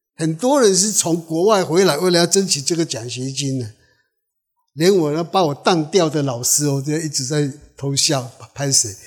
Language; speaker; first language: Chinese; non-native, local second language; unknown